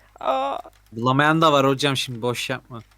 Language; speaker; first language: Turkish; native; Turkish